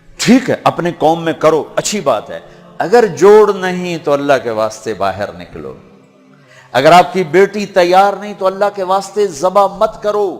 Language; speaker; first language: Urdu; non-native, local second language; Punjabi